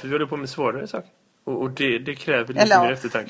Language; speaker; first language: Swedish; native; Swedish